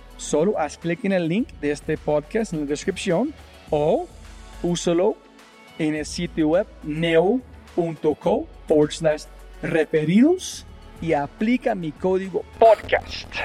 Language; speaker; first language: Spanish; non-native, fluent; English